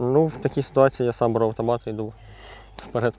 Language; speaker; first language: Ukrainian; native; Ukrainian